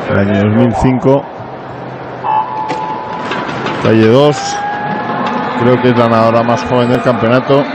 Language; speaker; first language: Spanish; native; Spanish